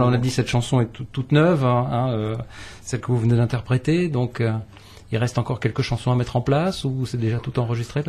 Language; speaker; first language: French; native; French